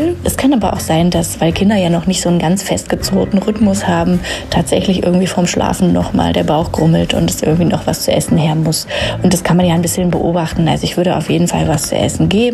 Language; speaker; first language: German; native; German